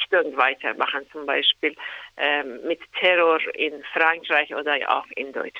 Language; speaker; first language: German; non-native, fluent; Persian